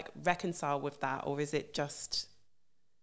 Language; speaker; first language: English; native; English